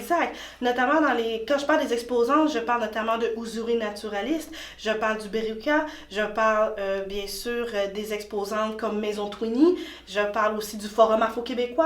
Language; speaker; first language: French; native; French